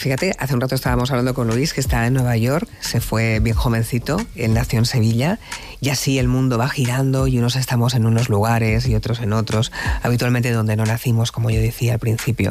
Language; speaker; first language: Spanish; native; Spanish